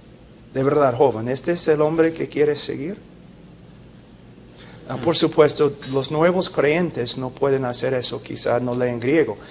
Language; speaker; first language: Spanish; non-native, fluent; English